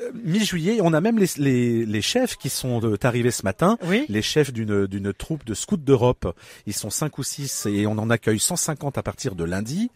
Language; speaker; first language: French; native; French